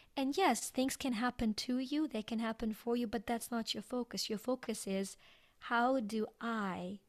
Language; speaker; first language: English; non-native, fluent; Ukrainian